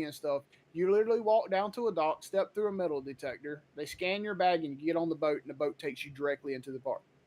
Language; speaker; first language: English; native; English